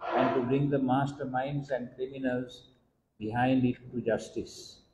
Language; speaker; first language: English; non-native, local second language; Sinhala